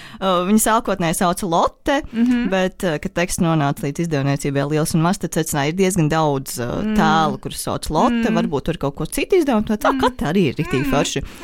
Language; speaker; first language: Latvian; native; Latvian